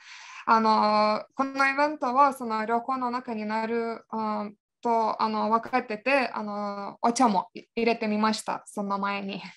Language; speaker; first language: Japanese; non-native, fluent; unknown